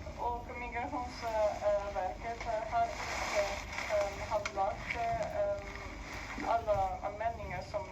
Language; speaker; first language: Swedish; non-native, fluent; Ukrainian